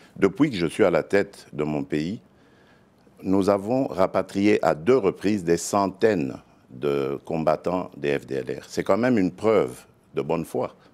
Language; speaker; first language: French; non-native, local second language; Luba-Lulua